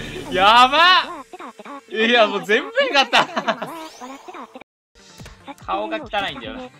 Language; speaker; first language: Japanese; native; Japanese